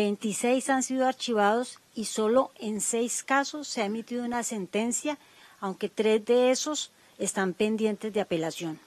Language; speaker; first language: Spanish; native; Spanish